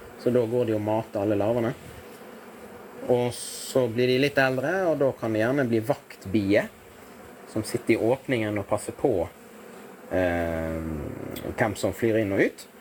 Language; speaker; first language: Norwegian; native; Norwegian